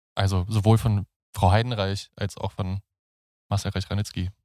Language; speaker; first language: German; native; German